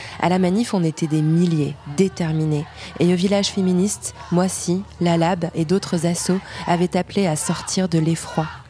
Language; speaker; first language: French; native; French